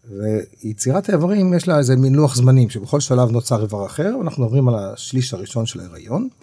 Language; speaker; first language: Hebrew; native; Hebrew